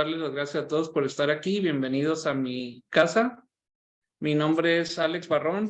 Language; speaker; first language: Spanish; non-native, local second language; English